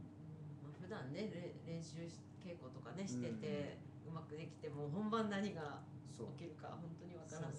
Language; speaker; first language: Japanese; native; Japanese